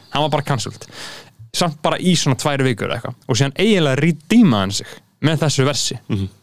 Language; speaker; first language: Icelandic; non-native, fluent; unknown